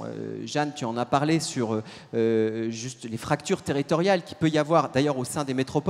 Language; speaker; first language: French; native; French